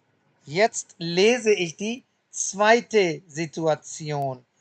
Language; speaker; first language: German; non-native, fluent; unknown